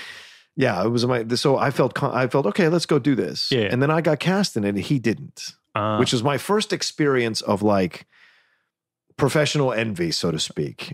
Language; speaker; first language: English; native; English